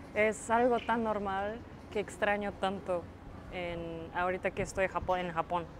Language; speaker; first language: Spanish; non-native, fluent; Japanese